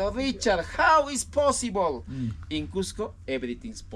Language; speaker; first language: English; non-native, learner; Spanish